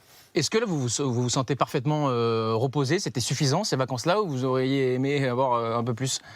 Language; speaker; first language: French; native; French